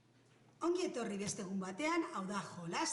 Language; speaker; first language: Basque; non-native, local second language; Spanish